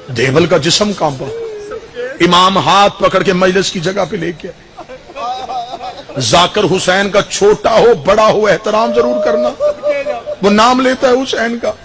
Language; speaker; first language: Urdu; non-native, local second language; Punjabi